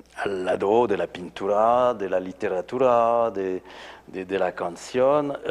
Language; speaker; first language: Spanish; non-native, fluent; French